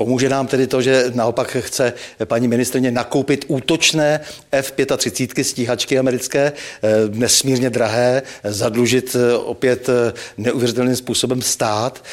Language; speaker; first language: Czech; native; Czech